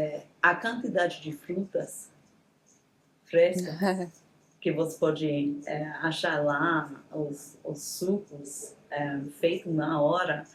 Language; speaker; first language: Portuguese; non-native, fluent; English